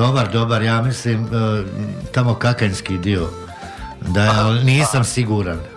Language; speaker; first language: Bosnian; native; Bosnian